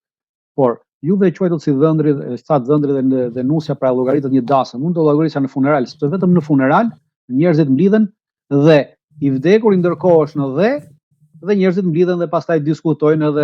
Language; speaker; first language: Albanian; native; Albanian